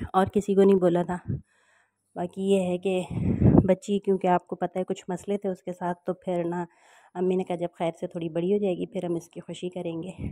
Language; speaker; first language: Urdu; native; Urdu